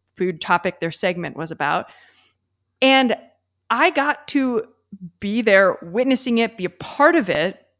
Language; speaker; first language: English; native; English